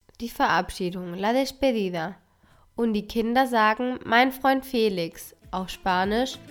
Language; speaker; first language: German; non-native, fluent; Spanish